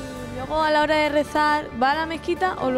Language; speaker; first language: Spanish; native; Spanish